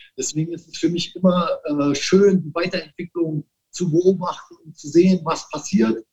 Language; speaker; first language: German; native; German